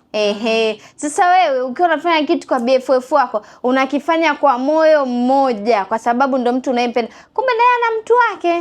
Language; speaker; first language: Swahili; native; Swahili